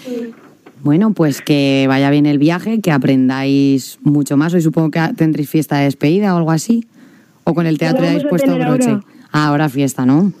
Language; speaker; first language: Spanish; native; Spanish